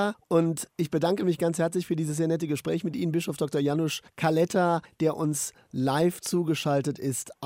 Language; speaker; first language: German; native; German